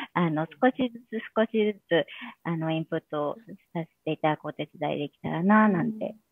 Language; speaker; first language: Japanese; native; Japanese